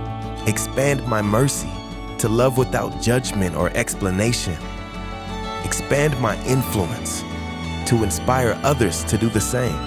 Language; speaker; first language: English; native; English